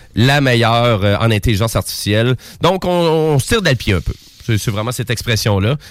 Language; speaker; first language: French; native; French